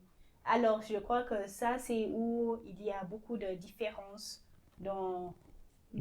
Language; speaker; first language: French; non-native, fluent; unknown